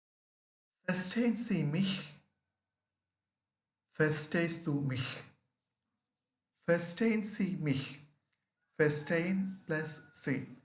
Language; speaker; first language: German; non-native, learner; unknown